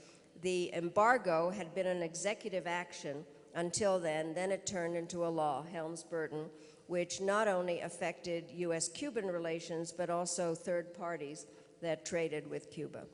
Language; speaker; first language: English; early bilingual, other home language; Czech